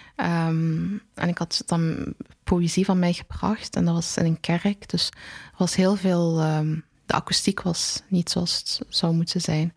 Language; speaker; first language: Dutch; early bilingual, other home language; Arabic